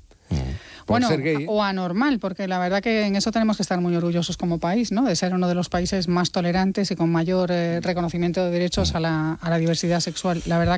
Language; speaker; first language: Spanish; native; Spanish